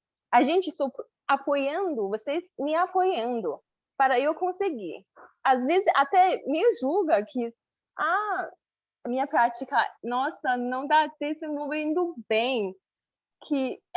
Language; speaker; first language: Portuguese; non-native, learner; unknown